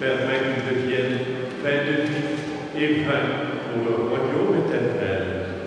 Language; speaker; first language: French; native; French